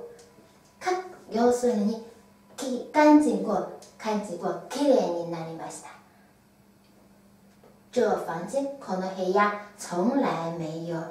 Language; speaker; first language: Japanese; non-native, fluent; Chinese